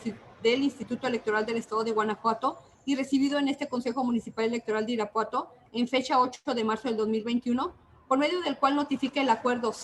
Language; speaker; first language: Spanish; native; Spanish